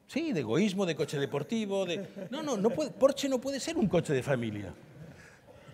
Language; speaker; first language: Spanish; native; Spanish